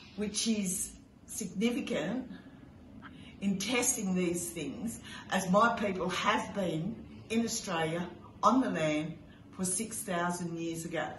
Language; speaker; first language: English; native; English